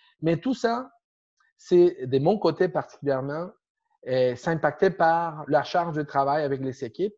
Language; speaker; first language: French; non-native, fluent; Spanish